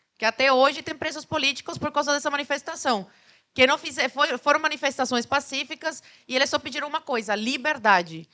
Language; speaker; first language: Portuguese; early bilingual, other home language; Spanish